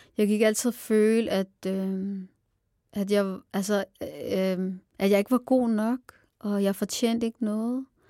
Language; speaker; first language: Danish; early bilingual, other home language; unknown